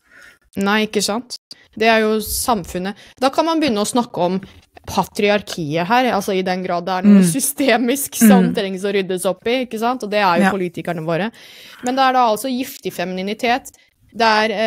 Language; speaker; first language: Norwegian; native; Norwegian